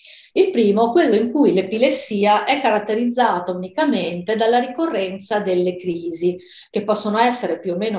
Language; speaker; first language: Italian; native; Italian